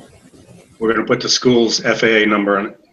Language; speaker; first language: English; native; English